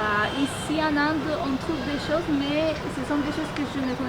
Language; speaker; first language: French; non-native, fluent; Spanish